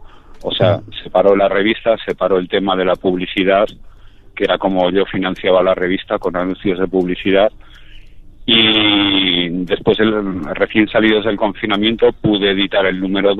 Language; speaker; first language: Spanish; native; Spanish